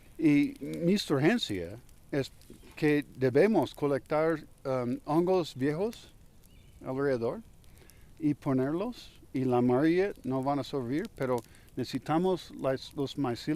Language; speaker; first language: Spanish; non-native, learner; English